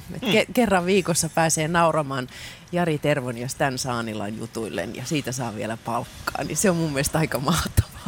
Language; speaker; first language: Finnish; non-native, local second language; Swedish